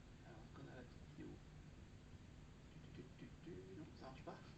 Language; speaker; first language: French; native; French